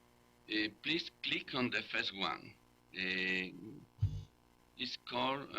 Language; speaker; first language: English; non-native, learner; Spanish